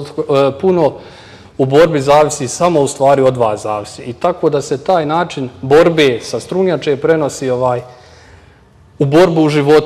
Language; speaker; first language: Serbian; native; Serbian